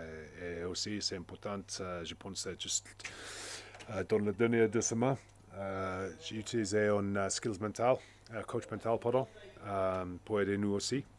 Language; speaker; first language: French; non-native, learner; English